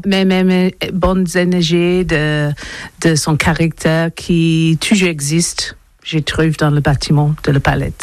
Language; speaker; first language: French; non-native, learner; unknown